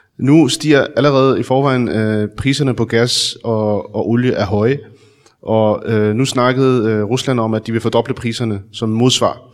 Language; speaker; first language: Danish; early bilingual, other home language; Arabic